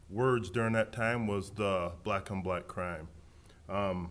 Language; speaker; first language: English; native; English